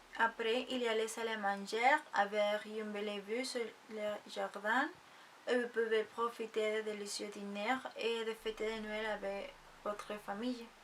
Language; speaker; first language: French; non-native, learner; Spanish